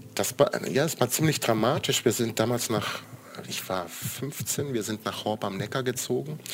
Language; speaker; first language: German; early bilingual, other home language; Croatian